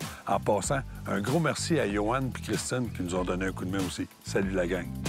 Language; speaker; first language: French; native; French